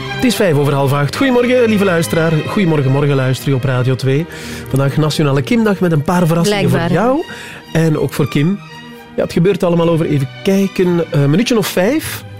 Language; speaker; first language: Dutch; native; Dutch